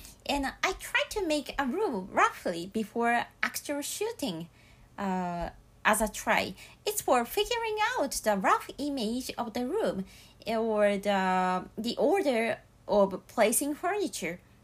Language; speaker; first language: English; non-native, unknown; Japanese